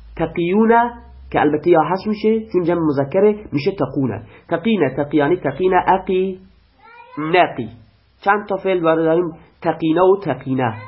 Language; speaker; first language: Persian; non-native, local second language; Baluchi